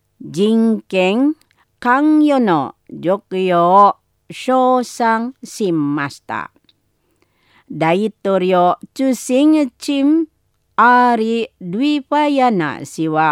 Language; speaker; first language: Japanese; non-native, learner; Indonesian